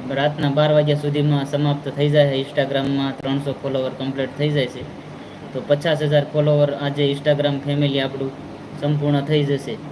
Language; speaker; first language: Gujarati; native; Gujarati